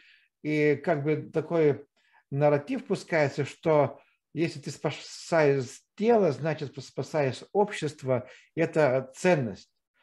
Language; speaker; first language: Russian; non-native, fluent; Lithuanian